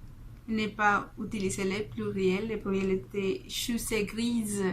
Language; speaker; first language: French; non-native, fluent; Spanish